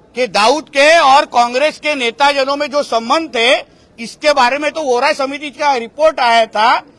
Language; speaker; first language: Hindi; non-native, local second language; Marathi